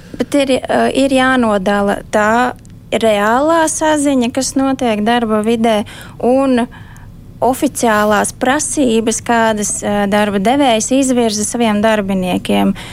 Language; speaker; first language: Latvian; native; Latvian